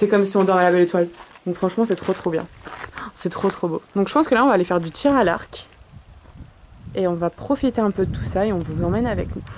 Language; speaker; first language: French; native; French